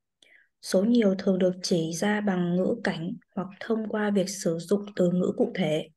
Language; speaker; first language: Vietnamese; native; Vietnamese